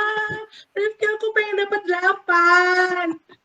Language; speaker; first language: Indonesian; native; Indonesian